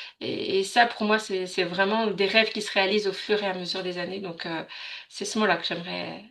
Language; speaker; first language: French; native; French